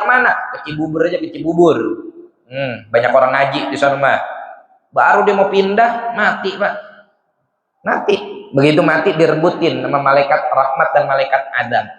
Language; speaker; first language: Indonesian; native; Indonesian